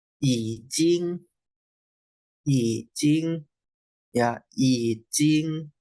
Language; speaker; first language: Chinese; non-native, fluent; Indonesian